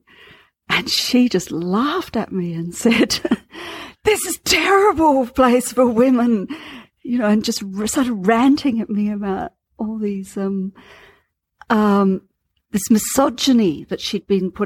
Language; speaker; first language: English; native; English